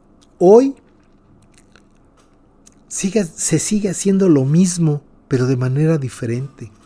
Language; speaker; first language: Spanish; native; Spanish